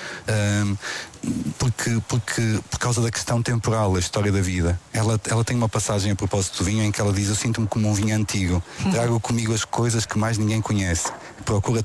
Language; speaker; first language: Portuguese; native; Portuguese